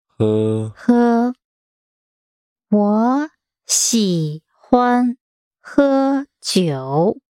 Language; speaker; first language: Chinese; non-native, learner; English